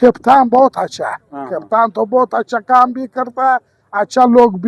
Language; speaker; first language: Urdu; non-native, local second language; Pashto